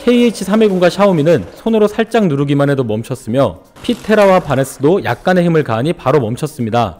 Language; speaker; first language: Korean; native; Korean